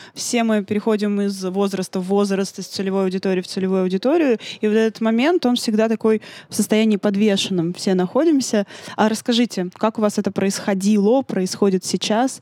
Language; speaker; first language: Russian; native; Russian